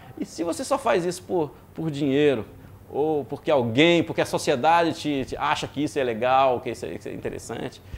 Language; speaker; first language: Portuguese; early bilingual, other home language; French